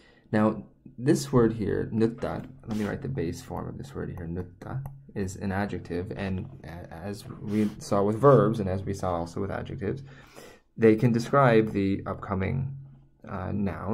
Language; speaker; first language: English; native; English